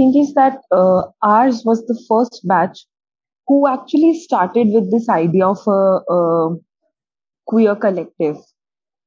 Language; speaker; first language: English; non-native, local second language; Hindi